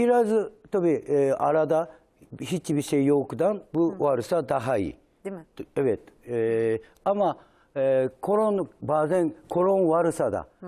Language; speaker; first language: Turkish; non-native, learner; Japanese